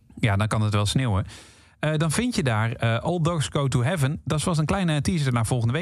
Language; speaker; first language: Dutch; native; Dutch